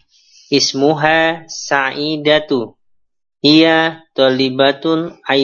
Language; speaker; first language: Arabic; non-native, learner; Indonesian